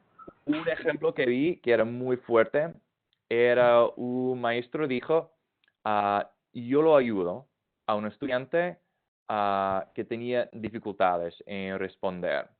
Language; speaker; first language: Spanish; non-native, fluent; English